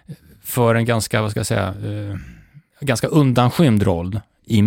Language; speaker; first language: Swedish; native; Swedish